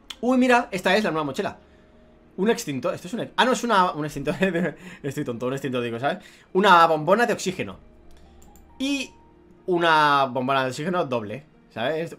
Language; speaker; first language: Spanish; native; Spanish